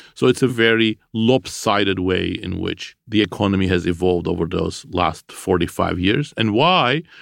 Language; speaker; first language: English; non-native, fluent; Armenian